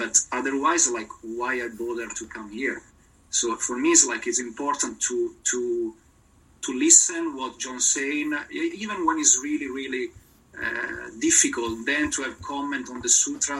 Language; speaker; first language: English; non-native, learner; Italian